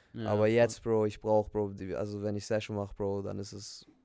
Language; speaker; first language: German; early bilingual, other home language; Spanish